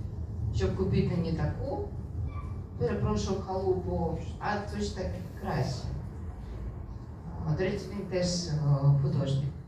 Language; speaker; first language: Ukrainian; non-native, fluent; Russian